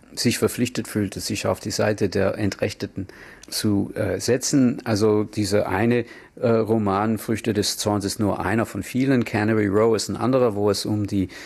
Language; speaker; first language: German; non-native, fluent; English